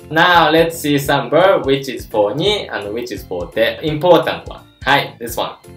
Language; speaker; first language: English; non-native, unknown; Japanese